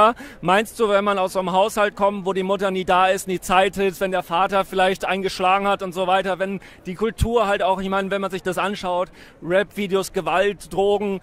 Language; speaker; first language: German; native; German